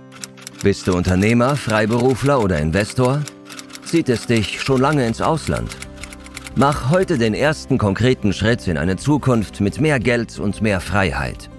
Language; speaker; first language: German; native; German